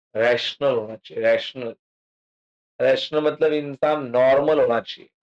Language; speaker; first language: Hindi; non-native, local second language; Marathi